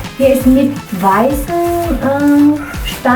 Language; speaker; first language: German; non-native, learner; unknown